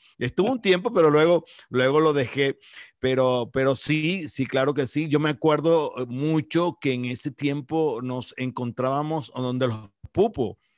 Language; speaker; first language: Spanish; native; Spanish